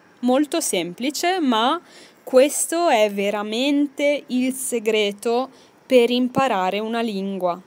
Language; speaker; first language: Italian; native; Italian